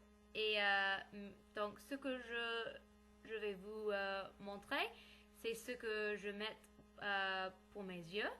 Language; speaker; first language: French; non-native, learner; English